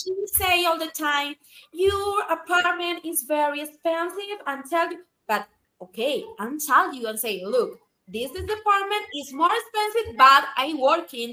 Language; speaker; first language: English; non-native, learner; Spanish